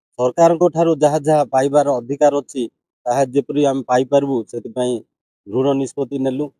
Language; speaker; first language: Odia; non-native, local second language; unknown